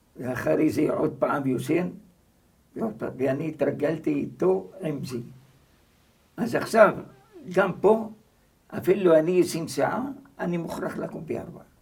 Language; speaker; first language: Hebrew; non-native, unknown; Arabic